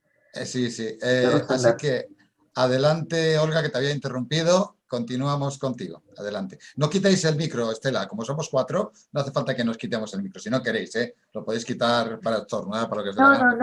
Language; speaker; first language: Spanish; native; Spanish